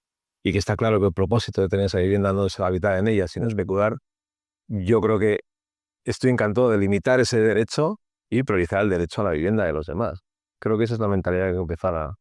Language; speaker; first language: Spanish; native; Spanish